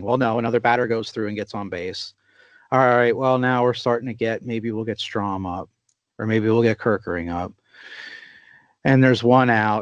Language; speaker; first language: English; native; English